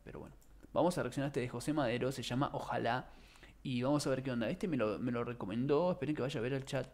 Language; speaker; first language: Spanish; native; Spanish